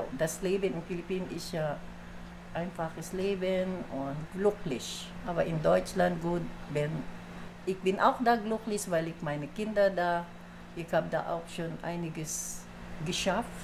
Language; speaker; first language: German; non-native, fluent; Filipino